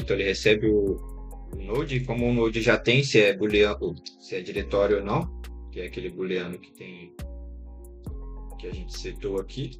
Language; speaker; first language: Portuguese; native; Portuguese